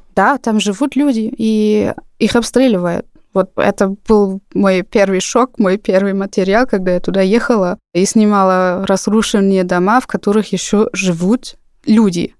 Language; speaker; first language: Russian; non-native, fluent; German